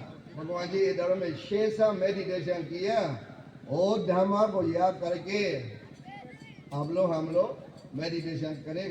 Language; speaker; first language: Hindi; non-native, fluent; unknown